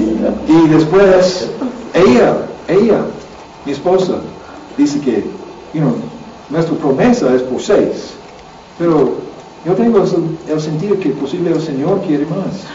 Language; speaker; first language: Spanish; non-native, learner; English